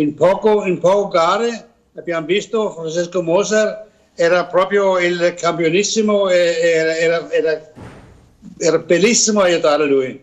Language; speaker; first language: Italian; non-native, learner; Danish